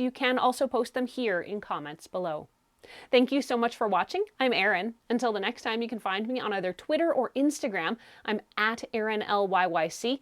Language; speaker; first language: English; native; English